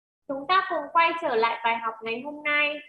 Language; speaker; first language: Vietnamese; native; Vietnamese